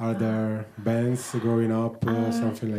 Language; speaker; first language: English; non-native, learner; Italian